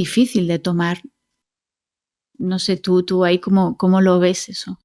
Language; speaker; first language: Spanish; native; Spanish